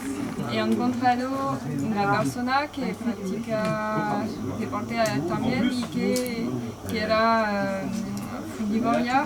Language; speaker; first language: Spanish; non-native, fluent; French